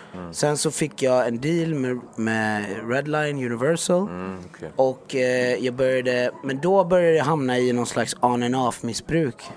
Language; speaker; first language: Swedish; native; Swedish